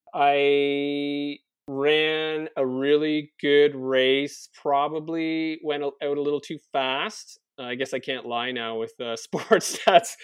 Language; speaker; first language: English; native; English